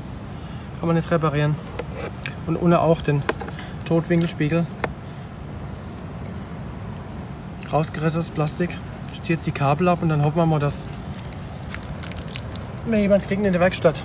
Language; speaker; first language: German; native; German